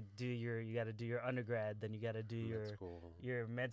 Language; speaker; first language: English; native; English